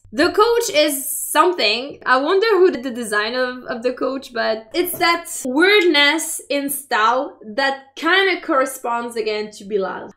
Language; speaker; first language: English; non-native, fluent; French